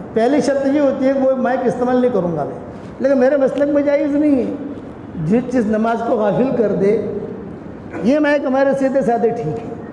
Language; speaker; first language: Urdu; non-native, local second language; Gujarati